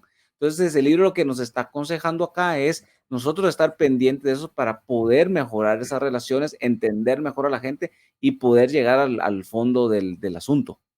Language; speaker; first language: Spanish; native; Spanish